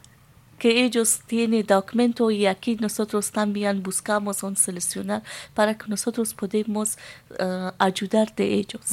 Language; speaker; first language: Spanish; non-native, learner; Persian